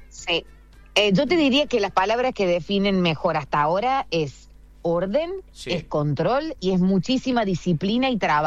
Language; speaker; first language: Spanish; native; Spanish